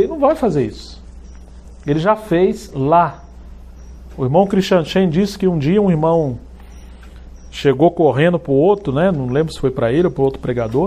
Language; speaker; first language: Portuguese; native; Portuguese